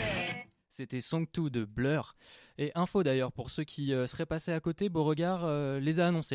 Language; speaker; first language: French; native; French